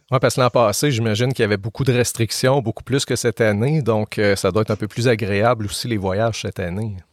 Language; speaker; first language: French; native; French